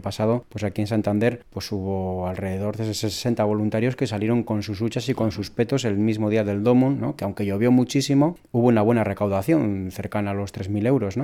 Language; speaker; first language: Spanish; native; Spanish